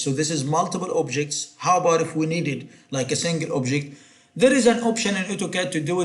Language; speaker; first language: English; non-native, fluent; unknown